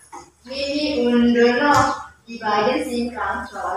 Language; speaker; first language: German; non-native, learner; Indonesian